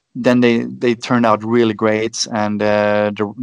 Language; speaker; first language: English; non-native, fluent; Swedish